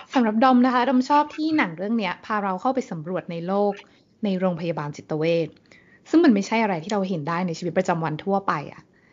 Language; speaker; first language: Thai; native; Thai